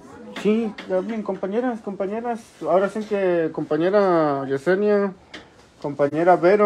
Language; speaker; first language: Spanish; native; Spanish